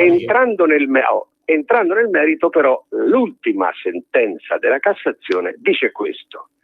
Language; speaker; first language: Italian; native; Italian